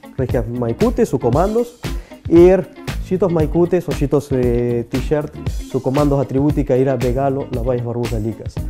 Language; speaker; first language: Lithuanian; non-native, fluent; Spanish